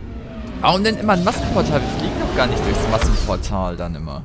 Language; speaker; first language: German; native; German